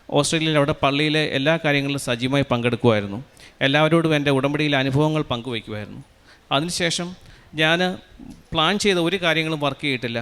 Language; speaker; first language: Malayalam; native; Malayalam